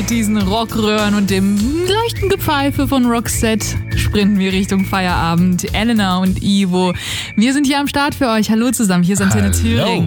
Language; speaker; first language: German; native; German